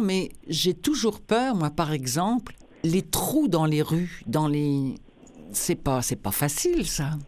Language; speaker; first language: French; native; French